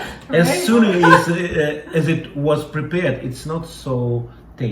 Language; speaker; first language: English; non-native, learner; Russian